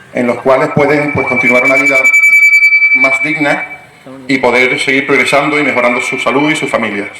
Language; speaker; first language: Spanish; native; Spanish